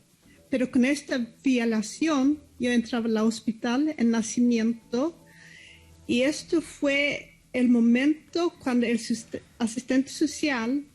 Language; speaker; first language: Spanish; early bilingual, heritage; Spanish